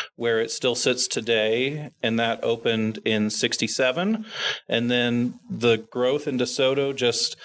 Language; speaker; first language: English; native; English